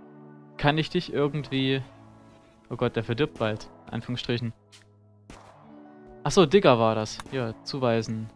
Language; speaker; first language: German; native; German